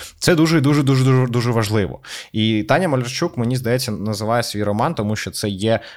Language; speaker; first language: Ukrainian; non-native, local second language; Russian